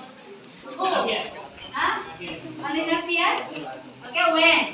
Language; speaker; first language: English; non-native, learner; Indonesian